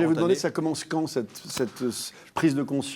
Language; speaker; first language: French; native; French